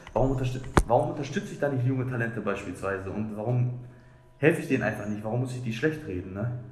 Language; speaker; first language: German; early bilingual, other home language; Bosnian